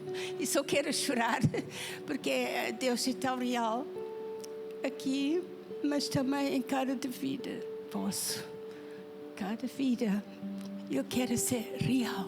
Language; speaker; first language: Portuguese; non-native, fluent; English